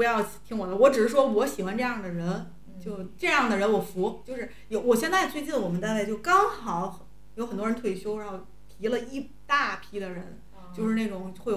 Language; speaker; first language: Chinese; native; Chinese